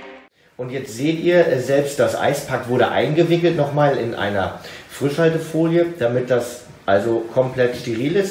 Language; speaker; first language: German; native; German